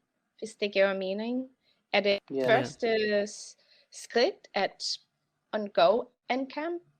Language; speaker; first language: Danish; non-native, learner; English